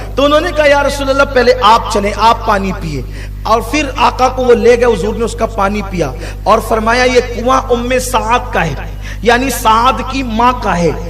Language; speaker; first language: Urdu; native; Urdu